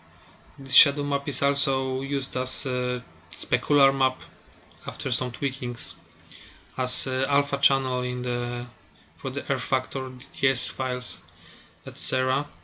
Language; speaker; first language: English; non-native, fluent; Polish